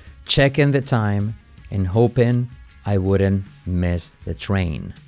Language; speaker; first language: English; non-native, fluent; Spanish